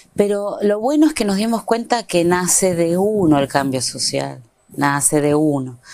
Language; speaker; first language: Spanish; native; Spanish